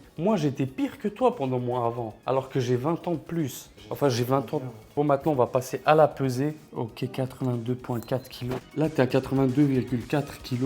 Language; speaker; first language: French; native; French